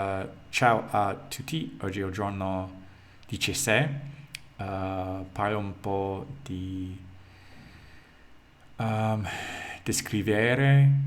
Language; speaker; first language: Italian; non-native, learner; English